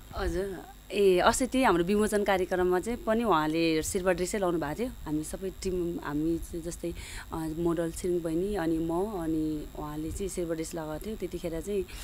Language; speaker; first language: Nepali; non-native, local second language; Sherpa